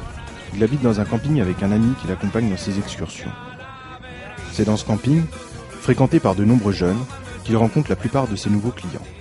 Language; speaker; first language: French; native; French